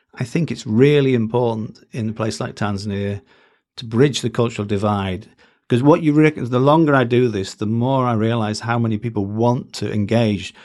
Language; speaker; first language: English; native; English